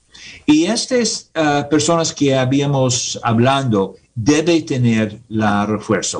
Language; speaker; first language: Spanish; non-native, learner; English